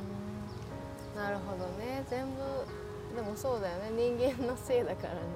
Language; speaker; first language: Japanese; non-native, learner; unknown